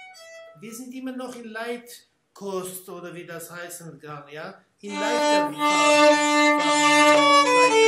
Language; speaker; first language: German; non-native, fluent; Armenian